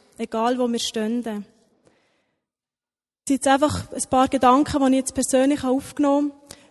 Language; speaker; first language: German; native; German